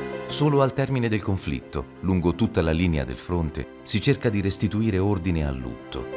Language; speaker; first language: Italian; native; Italian